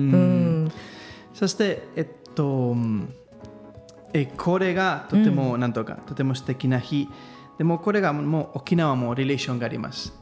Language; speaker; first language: Japanese; non-native, learner; Catalan